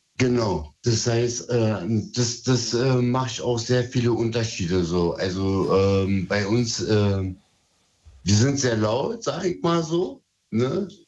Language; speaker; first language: German; early bilingual, other home language; Turkish